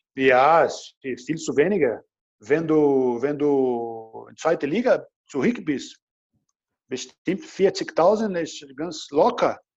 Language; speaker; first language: German; non-native, learner; Portuguese